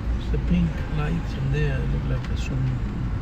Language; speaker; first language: English; non-native, learner; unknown